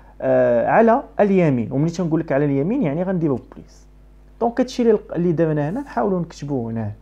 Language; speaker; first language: Arabic; native; Arabic